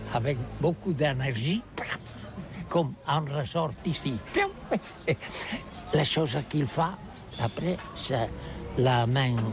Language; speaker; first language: French; non-native, learner; Catalan